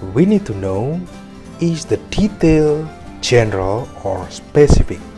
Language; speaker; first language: English; non-native, fluent; Indonesian